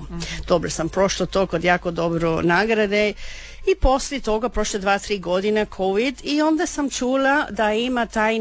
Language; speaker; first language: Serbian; early bilingual, heritage; Croatian